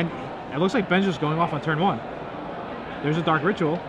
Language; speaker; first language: English; native; English